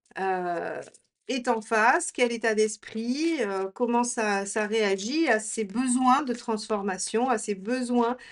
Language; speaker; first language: French; native; French